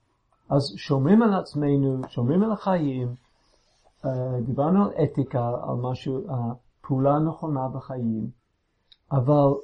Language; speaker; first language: Hebrew; non-native, fluent; English